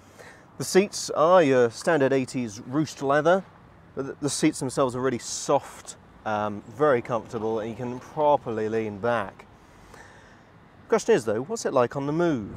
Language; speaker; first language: English; native; English